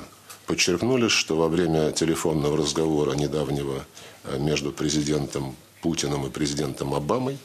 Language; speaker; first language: Russian; native; Russian